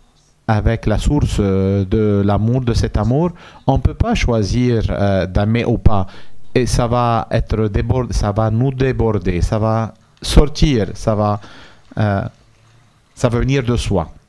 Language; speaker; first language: French; non-native, fluent; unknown